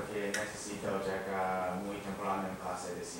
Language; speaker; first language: Spanish; non-native, learner; English